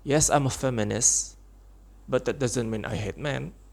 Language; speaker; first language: English; non-native, fluent; Indonesian